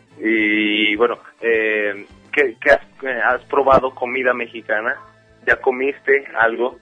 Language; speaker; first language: Spanish; native; Spanish